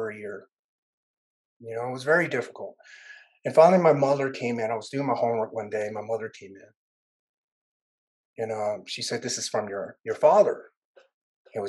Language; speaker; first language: English; early bilingual, other home language; Vietnamese